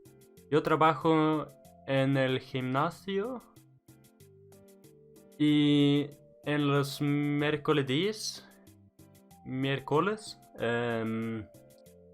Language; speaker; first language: Spanish; non-native, learner; Norwegian